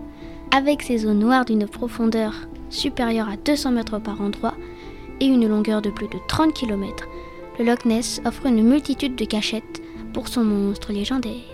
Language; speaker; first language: French; native; French